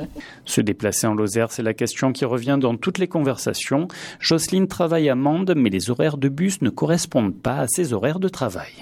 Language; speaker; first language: French; native; French